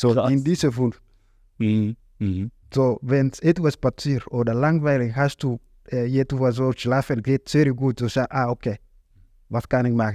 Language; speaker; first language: German; non-native, learner; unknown